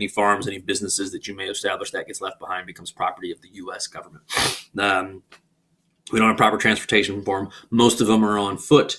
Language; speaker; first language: English; native; English